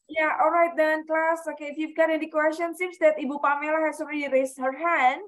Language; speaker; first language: English; non-native, fluent; Indonesian